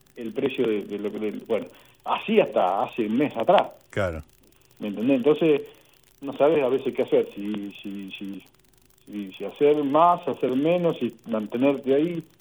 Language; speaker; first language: Spanish; native; Spanish